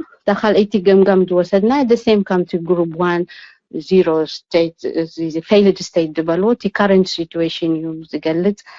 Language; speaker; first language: Tigrinya; non-native, local second language; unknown